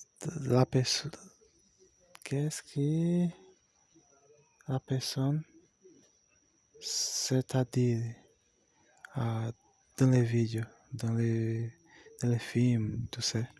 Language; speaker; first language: French; non-native, learner; Portuguese